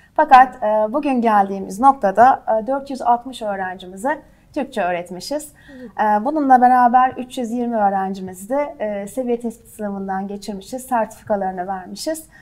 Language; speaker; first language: Turkish; native; Turkish